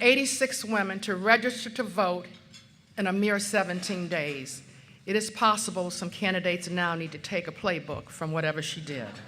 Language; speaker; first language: English; native; English